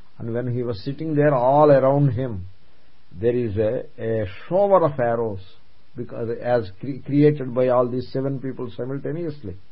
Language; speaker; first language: English; non-native, local second language; Telugu